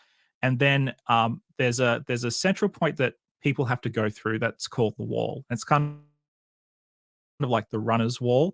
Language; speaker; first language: English; native; English